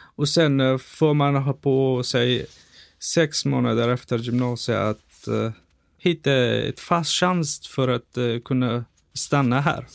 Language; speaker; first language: Swedish; non-native, fluent; Persian